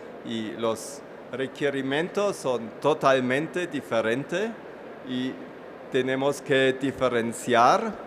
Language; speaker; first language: Spanish; non-native, fluent; German